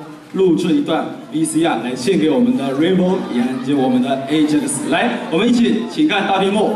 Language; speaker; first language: Chinese; native; Chinese